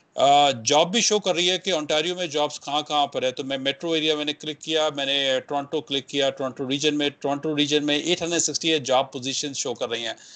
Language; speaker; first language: Hindi; non-native, local second language; Punjabi